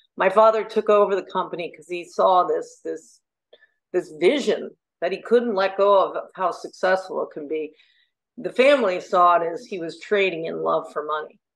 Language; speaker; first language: English; native; English